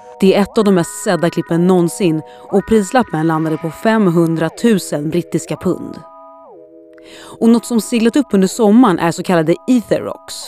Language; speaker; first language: Swedish; native; Swedish